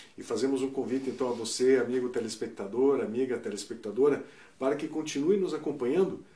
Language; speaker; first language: Portuguese; native; Portuguese